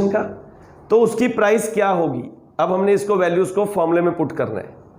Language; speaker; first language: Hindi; native; Hindi